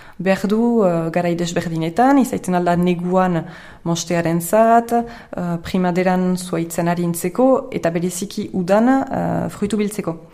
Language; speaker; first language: Basque; native; Basque